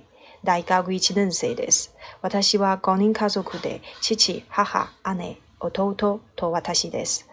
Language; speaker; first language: Japanese; non-native, learner; Chinese